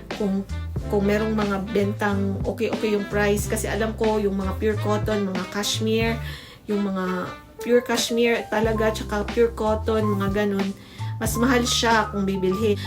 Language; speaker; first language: Filipino; native; Filipino